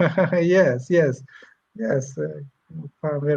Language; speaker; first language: English; non-native, learner; Turkish